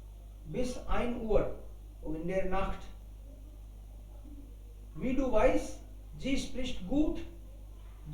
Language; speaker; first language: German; non-native, fluent; Hindi